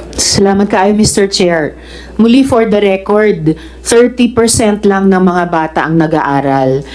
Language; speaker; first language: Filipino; native; Filipino